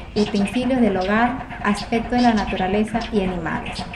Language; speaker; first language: Spanish; non-native, local second language; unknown